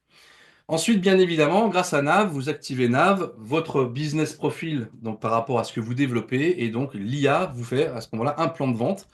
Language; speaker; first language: French; native; French